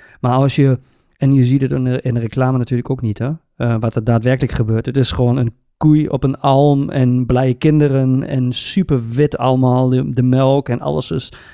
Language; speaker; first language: Dutch; native; Dutch